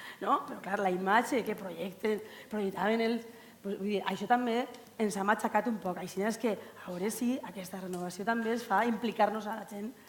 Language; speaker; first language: Catalan; native; Catalan